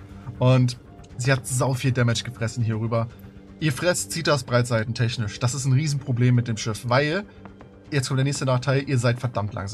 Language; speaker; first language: German; native; German